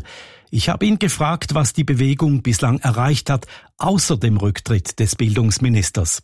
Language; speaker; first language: German; native; German